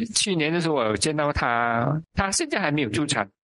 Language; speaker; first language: Chinese; non-native, local second language; Min Nan Chinese